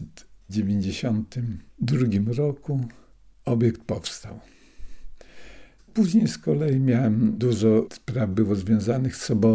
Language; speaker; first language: Polish; non-native, local second language; Russian